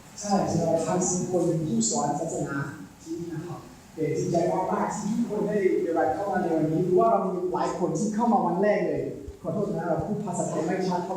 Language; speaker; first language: Thai; non-native, learner; English